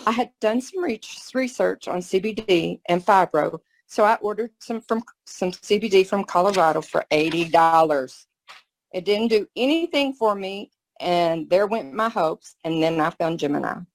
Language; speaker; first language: English; native; English